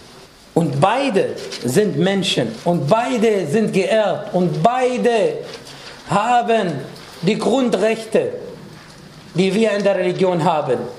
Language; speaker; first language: German; non-native, fluent; Arabic